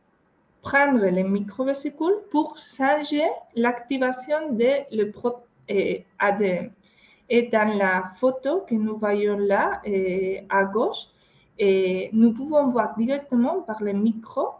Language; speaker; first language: French; non-native, fluent; Spanish